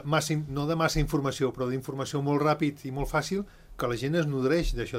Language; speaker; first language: Catalan; native; Catalan